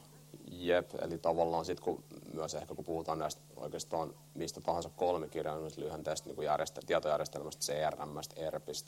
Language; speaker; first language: Finnish; native; Finnish